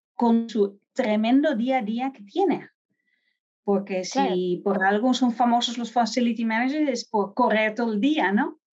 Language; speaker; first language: Spanish; non-native, fluent; Dutch